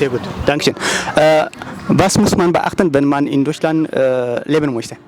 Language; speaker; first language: German; non-native, learner; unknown